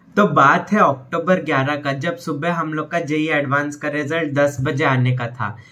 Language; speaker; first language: Hindi; native; Hindi